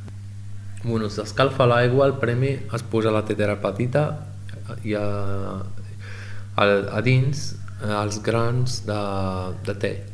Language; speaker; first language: Catalan; non-native, learner; Arabic